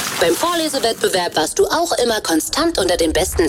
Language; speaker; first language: German; native; German